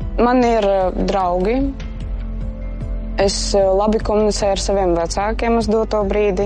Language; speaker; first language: Latvian; non-native, local second language; Russian